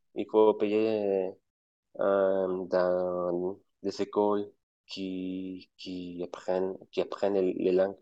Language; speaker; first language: French; non-native, fluent; Spanish